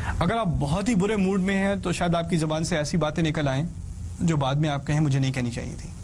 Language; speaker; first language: Urdu; early bilingual, heritage; Urdu